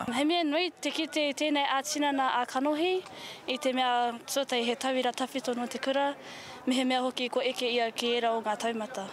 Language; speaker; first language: Māori; non-native, local second language; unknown